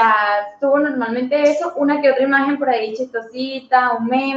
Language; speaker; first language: Spanish; native; Spanish